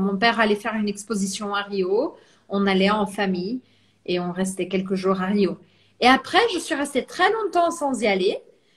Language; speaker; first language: French; non-native, fluent; Portuguese